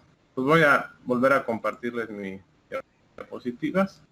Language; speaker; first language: Spanish; native; Spanish